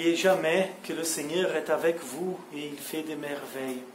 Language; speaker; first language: French; non-native, fluent; Portuguese